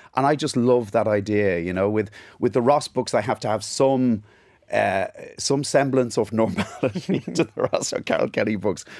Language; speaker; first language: English; native; English